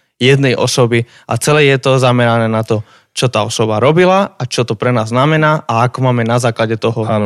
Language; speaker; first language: Slovak; native; Slovak